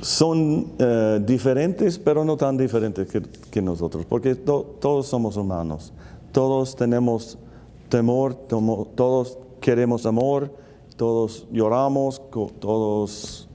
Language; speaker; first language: Spanish; non-native, fluent; English